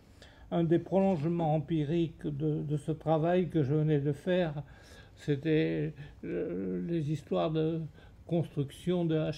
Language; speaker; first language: French; native; French